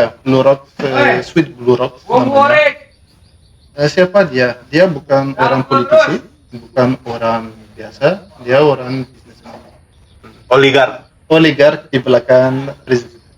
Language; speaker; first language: Indonesian; non-native, learner; Malagasy